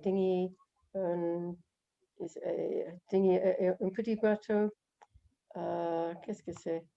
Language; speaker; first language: French; non-native, learner; English